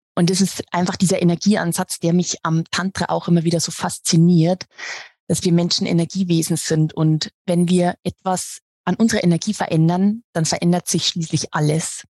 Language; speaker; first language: German; native; German